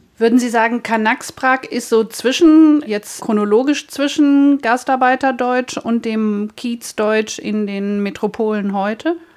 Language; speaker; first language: German; native; German